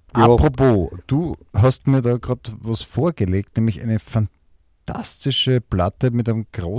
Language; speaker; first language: German; native; German